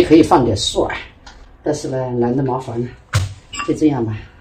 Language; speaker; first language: Chinese; native; Chinese